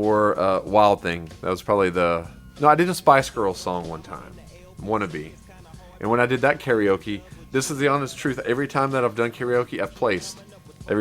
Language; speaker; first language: English; native; English